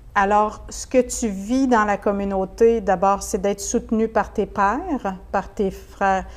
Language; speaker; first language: French; native; French